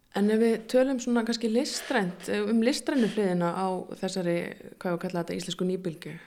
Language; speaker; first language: Icelandic; native; Icelandic